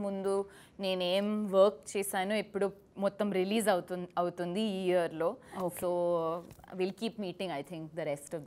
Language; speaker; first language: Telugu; non-native, fluent; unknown